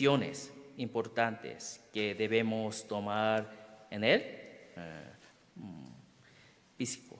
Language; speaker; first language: Spanish; non-native, fluent; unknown